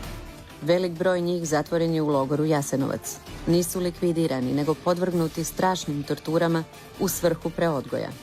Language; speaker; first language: Croatian; native; Croatian